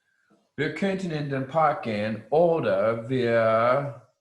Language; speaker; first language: German; non-native, fluent; English